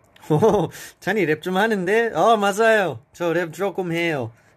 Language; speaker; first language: Korean; non-native, fluent; English